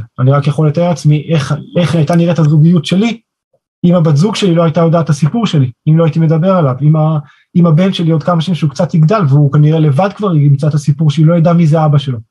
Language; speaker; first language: Hebrew; native; Hebrew